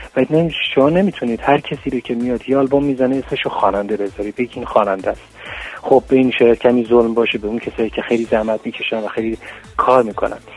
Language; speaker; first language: Persian; non-native, local second language; Central Kurdish